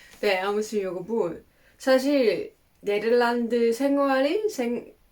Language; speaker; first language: Korean; non-native, fluent; Dutch